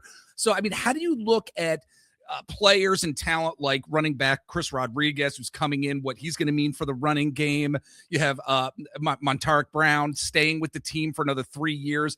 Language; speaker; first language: English; native; English